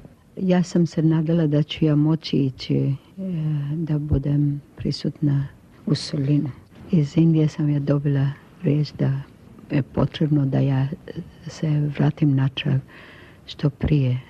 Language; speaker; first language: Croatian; non-native, local second language; Albanian